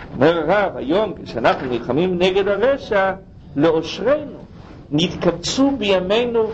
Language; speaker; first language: Hebrew; non-native, fluent; English